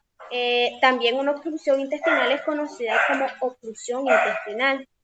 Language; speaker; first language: Spanish; native; Spanish